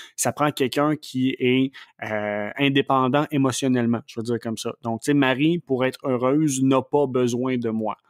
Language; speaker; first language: French; native; French